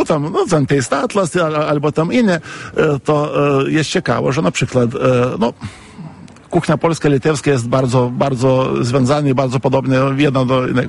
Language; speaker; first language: Polish; non-native, fluent; Lithuanian